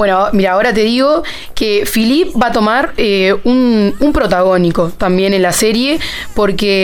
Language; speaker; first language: Spanish; native; Spanish